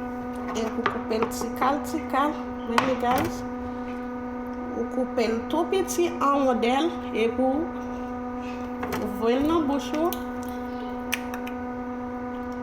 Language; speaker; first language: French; non-native, learner; Haitian Creole